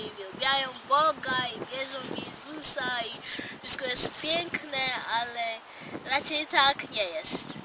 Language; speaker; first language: Polish; non-native, fluent; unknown